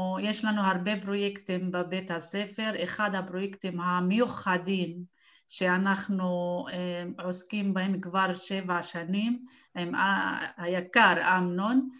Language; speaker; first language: Hebrew; non-native, local second language; Arabic